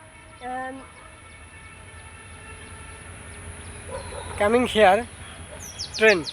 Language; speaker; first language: English; non-native, learner; Bangla